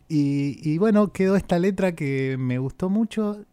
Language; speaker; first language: Spanish; native; Spanish